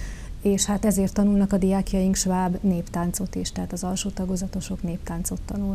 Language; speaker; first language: Hungarian; native; Hungarian